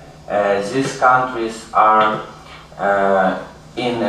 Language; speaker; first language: English; non-native, learner; Ukrainian